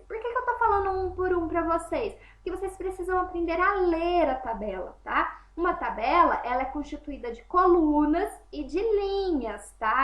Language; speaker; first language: Portuguese; native; Portuguese